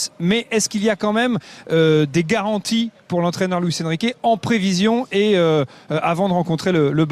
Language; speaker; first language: French; native; French